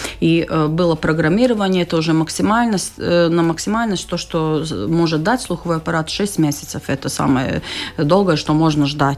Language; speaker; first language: Russian; non-native, local second language; Latvian